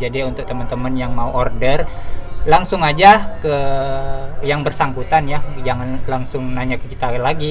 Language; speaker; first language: Indonesian; native; Indonesian